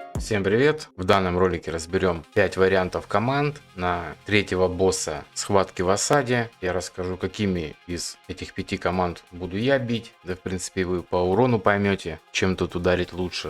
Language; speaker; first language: Russian; native; Russian